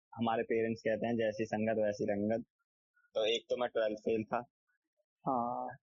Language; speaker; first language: Hindi; native; Hindi